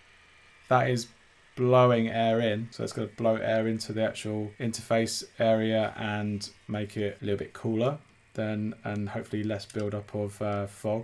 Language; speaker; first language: English; native; English